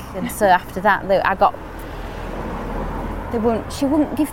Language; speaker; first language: English; native; English